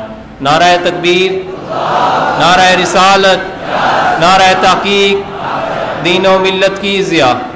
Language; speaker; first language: Urdu; native; Urdu